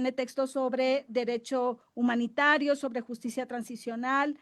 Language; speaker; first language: Spanish; native; Spanish